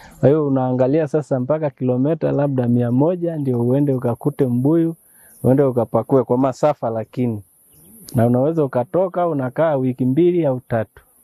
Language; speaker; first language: Swahili; non-native, local second language; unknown